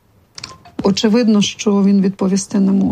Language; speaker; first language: Polish; non-native, learner; Ukrainian